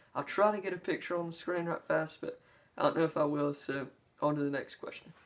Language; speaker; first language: English; native; English